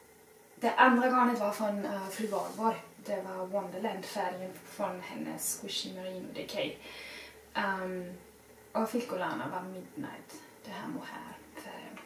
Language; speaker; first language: Swedish; non-native, fluent; German